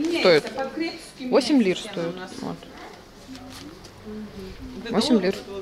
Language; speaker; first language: Russian; native; Russian